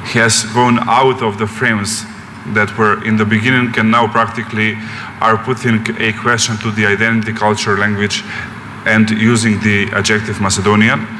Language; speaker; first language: English; non-native, fluent; Macedonian